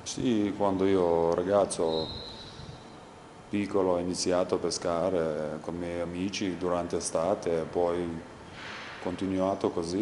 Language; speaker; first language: Italian; non-native, learner; Lithuanian